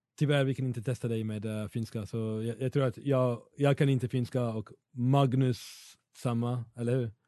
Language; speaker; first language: Swedish; non-native, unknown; Italian